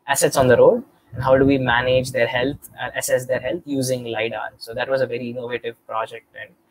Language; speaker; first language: English; non-native, local second language; Telugu